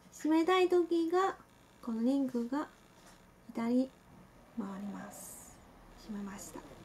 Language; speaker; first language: Japanese; non-native, fluent; Chinese